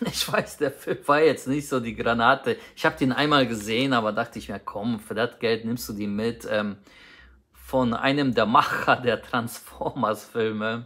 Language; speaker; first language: German; native; German